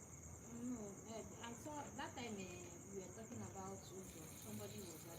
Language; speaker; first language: English; non-native, local second language; Igbo